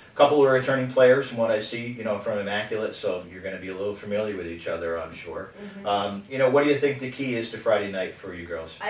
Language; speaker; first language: English; native; English